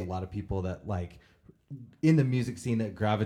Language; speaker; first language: English; native; English